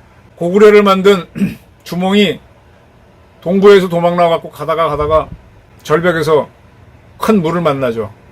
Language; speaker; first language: Korean; native; Korean